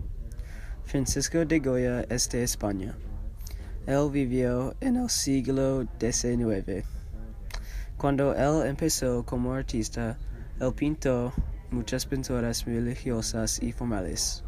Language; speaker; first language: Spanish; non-native, learner; English